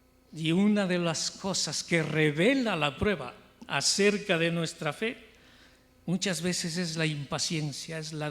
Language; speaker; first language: Spanish; native; Spanish